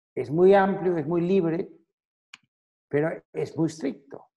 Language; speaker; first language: Spanish; non-native, fluent; Danish